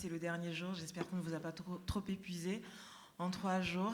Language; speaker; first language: French; non-native, local second language; Haitian Creole